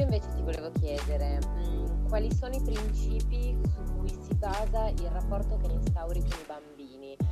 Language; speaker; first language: Italian; native; Italian